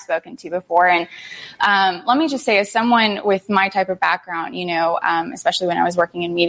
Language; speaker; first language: English; early bilingual, other home language; Spanish